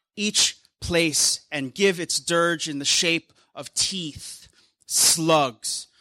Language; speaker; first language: English; native; English